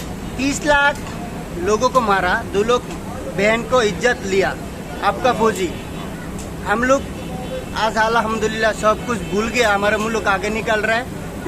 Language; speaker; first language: Hindi; non-native, learner; Bangla